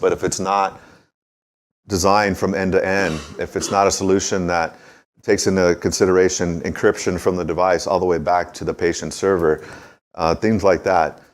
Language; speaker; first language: English; native; English